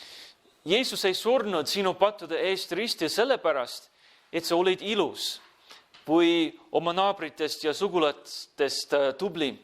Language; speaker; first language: Estonian; non-native, fluent; English